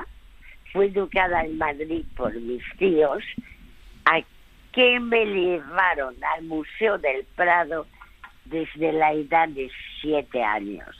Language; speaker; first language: Spanish; early bilingual, other home language; French